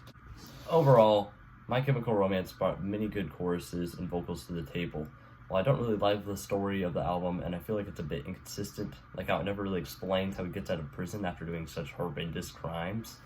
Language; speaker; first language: English; native; English